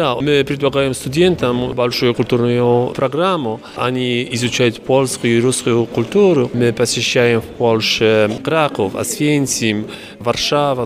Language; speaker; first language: Russian; non-native, fluent; Polish